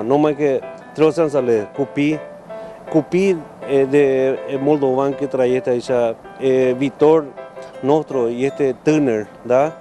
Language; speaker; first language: Romanian; non-native, learner; Spanish